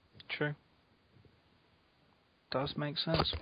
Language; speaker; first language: English; native; English